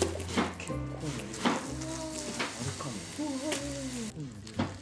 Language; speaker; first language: Japanese; native; Japanese